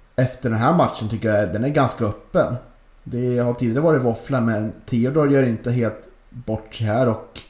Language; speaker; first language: Swedish; native; Swedish